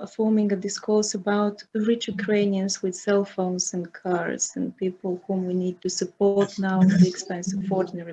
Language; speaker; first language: English; non-native, fluent; Bulgarian